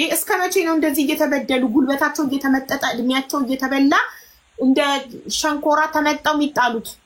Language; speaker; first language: Amharic; native; Amharic